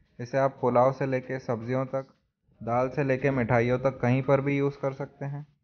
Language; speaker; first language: Hindi; native; Hindi